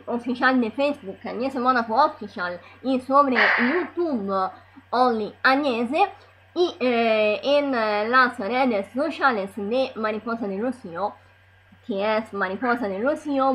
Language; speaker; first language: Spanish; non-native, learner; Italian